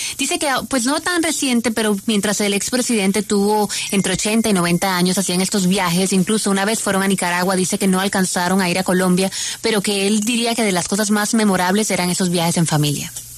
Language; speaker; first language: Spanish; native; Spanish